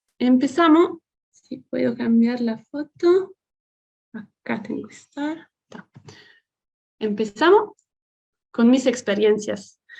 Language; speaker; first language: Spanish; non-native, fluent; Italian